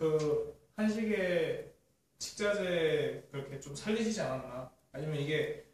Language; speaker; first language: Korean; native; Korean